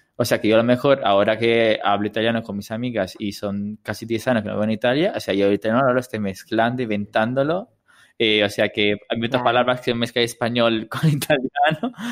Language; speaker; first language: Spanish; non-native, fluent; Italian